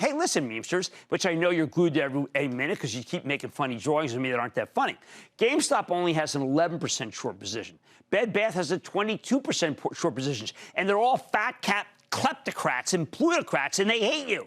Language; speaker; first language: English; native; English